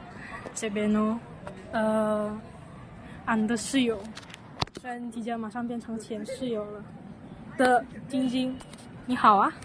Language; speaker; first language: Chinese; non-native, fluent; Mongolian